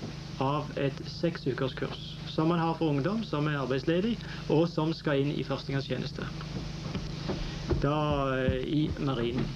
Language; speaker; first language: Norwegian; native; Norwegian